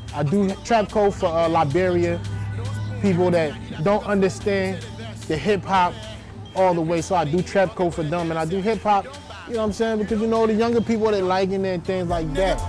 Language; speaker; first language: English; native; English